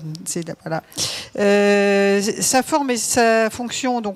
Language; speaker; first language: French; native; French